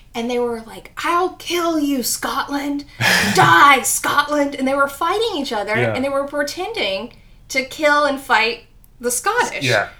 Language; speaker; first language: English; native; English